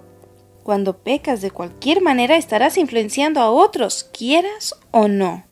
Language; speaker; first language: Spanish; native; Spanish